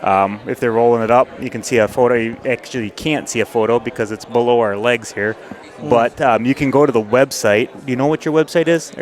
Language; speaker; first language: English; native; English